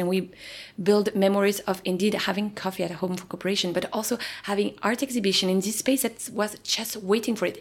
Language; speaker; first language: English; non-native, fluent; French